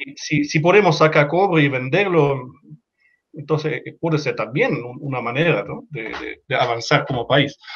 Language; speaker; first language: Spanish; non-native, fluent; German